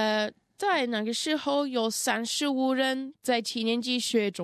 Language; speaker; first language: Chinese; non-native, learner; Russian